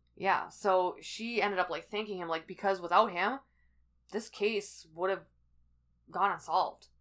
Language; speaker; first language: English; native; English